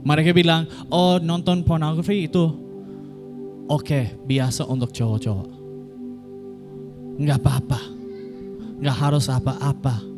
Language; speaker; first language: Indonesian; non-native, fluent; English